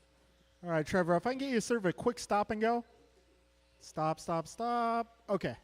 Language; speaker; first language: English; native; English